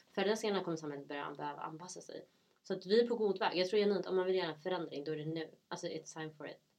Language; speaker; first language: Swedish; early bilingual, other home language; Somali